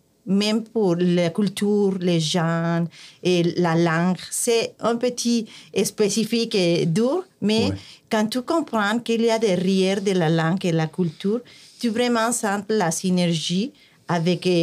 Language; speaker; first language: French; non-native, fluent; Spanish